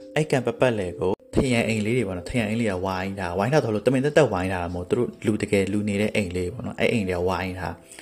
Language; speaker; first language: Burmese; native; Burmese